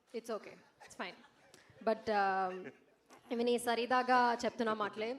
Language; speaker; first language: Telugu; non-native, learner; Malayalam